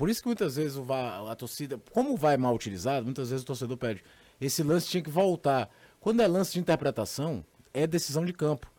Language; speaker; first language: Portuguese; native; Portuguese